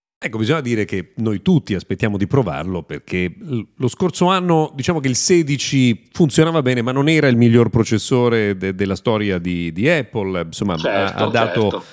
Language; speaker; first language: Italian; native; Italian